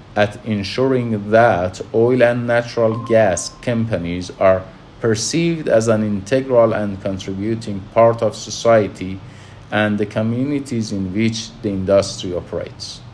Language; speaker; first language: English; non-native, fluent; Persian